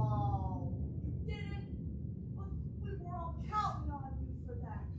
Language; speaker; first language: English; native; English